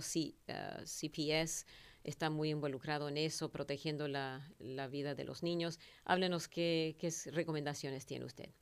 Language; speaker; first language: Spanish; native; Spanish